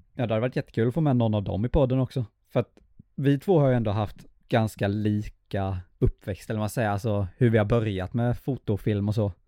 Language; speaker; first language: Swedish; native; Swedish